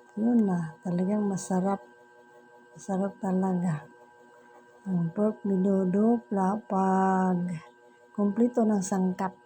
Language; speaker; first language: Filipino; non-native, local second language; Cebuano